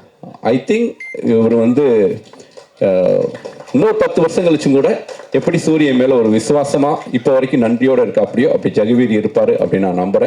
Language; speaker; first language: Tamil; native; Tamil